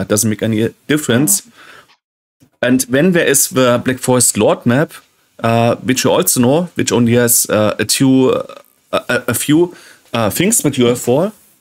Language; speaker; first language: English; non-native, fluent; German